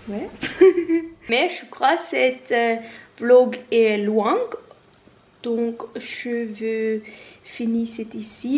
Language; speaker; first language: French; non-native, learner; Norwegian